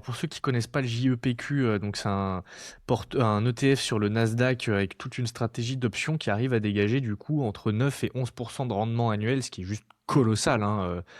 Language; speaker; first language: French; native; French